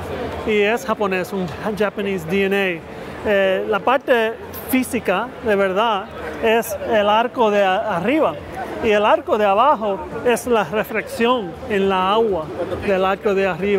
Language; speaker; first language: Spanish; early bilingual, heritage; Spanish